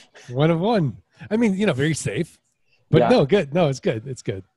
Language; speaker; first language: English; native; English